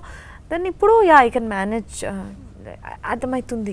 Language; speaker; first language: Telugu; non-native, learner; Bangla